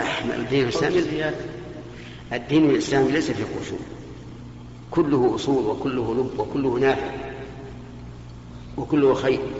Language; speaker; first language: Arabic; native; Arabic